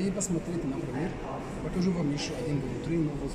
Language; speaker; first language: Russian; non-native, learner; Arabic